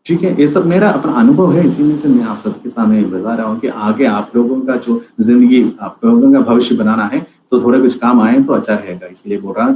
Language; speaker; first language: Hindi; non-native, local second language; Malayalam